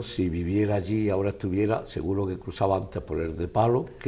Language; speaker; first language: Spanish; native; Spanish